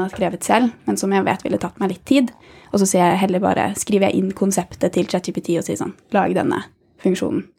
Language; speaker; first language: Norwegian; native; Norwegian